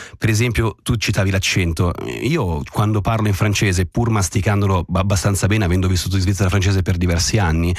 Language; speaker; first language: Italian; native; Italian